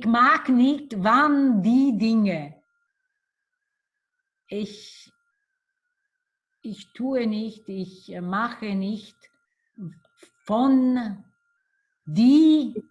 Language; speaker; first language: German; non-native, learner; Italian